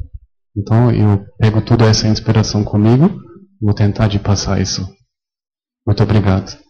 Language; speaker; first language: Portuguese; non-native, fluent; German